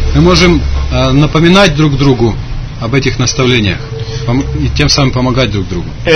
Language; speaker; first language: Russian; native; Russian